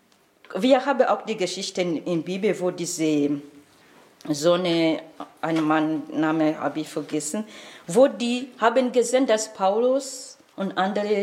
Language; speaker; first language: German; non-native, fluent; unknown